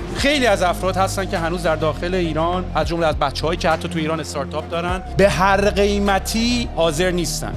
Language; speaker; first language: Persian; native; Persian